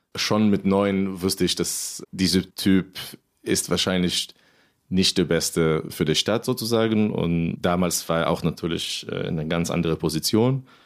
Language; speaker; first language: German; non-native, fluent; Hebrew